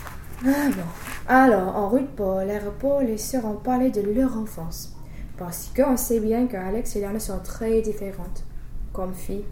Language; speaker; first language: French; non-native, fluent; English